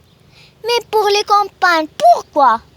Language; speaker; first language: French; non-native, learner; Arabic